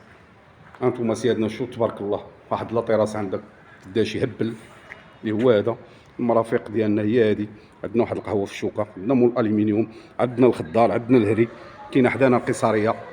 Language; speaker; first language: Arabic; native; Arabic